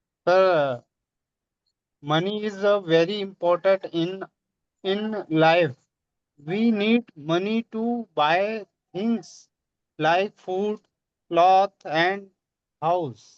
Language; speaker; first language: English; non-native, learner; Hindi